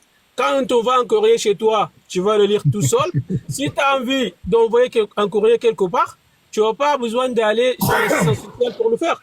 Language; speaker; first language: French; non-native, fluent; Arabic